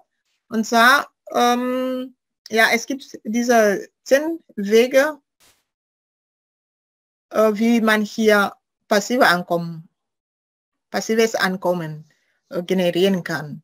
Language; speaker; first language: German; non-native, fluent; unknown